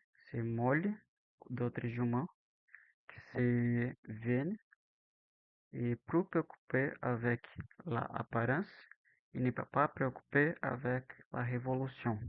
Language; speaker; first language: French; non-native, learner; Portuguese